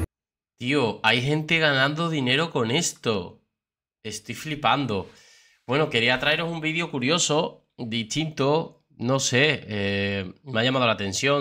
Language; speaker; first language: Spanish; native; Spanish